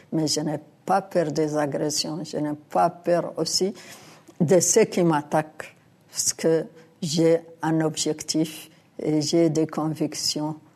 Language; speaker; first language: French; non-native, local second language; Arabic